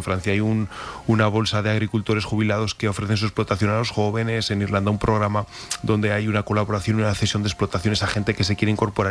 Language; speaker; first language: Spanish; native; Spanish